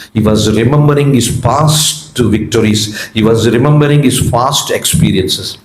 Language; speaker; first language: English; non-native, local second language; Telugu